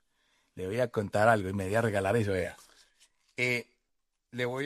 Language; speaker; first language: Spanish; native; Spanish